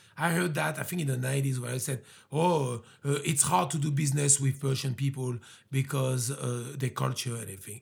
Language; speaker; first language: English; early bilingual, other home language; French